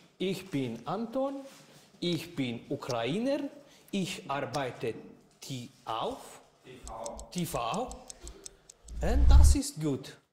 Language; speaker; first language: German; non-native, learner; Ukrainian